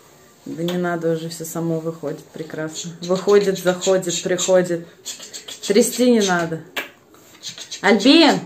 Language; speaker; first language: Russian; native; Russian